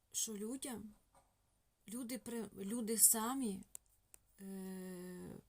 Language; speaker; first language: Ukrainian; non-native, local second language; Russian